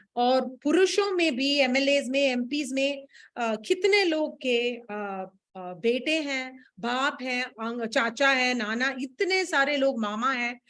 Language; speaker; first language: Hindi; non-native, local second language; Tamil